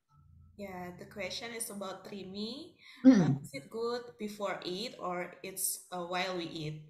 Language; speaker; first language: English; non-native, fluent; Malay